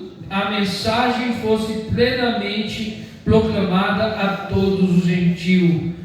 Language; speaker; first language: Portuguese; native; Portuguese